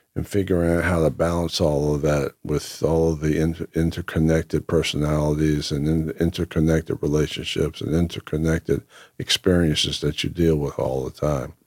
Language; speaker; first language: English; native; English